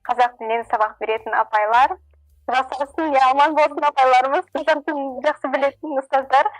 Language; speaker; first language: Kazakh; non-native, local second language; Russian